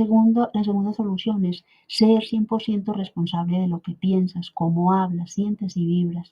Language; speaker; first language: Spanish; native; Spanish